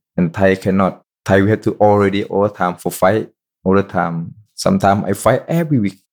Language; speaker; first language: English; non-native, learner; Thai